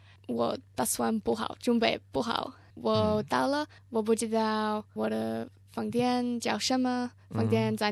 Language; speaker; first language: Chinese; non-native, learner; English